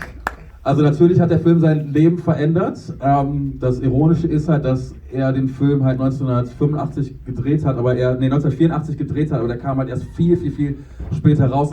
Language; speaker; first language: German; native; German